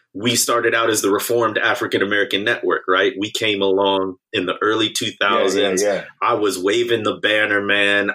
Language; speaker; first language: English; native; English